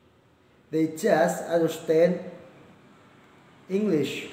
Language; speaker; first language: English; non-native, learner; Indonesian